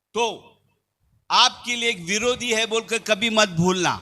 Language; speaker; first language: Hindi; non-native, local second language; Telugu